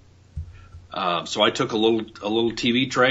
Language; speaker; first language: English; native; English